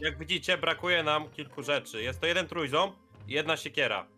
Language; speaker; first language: Polish; native; Polish